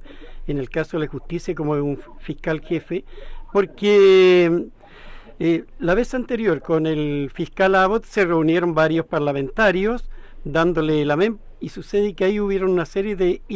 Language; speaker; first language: Spanish; native; Spanish